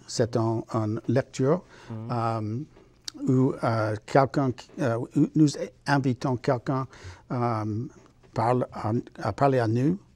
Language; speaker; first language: French; non-native, learner; English